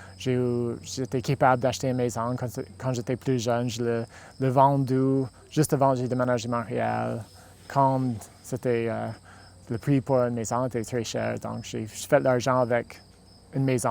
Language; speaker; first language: French; non-native, local second language; English